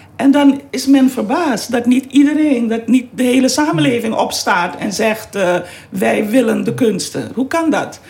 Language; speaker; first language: Dutch; native; Dutch